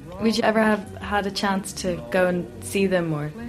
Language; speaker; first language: English; native; English